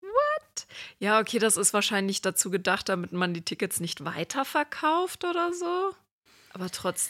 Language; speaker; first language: German; native; German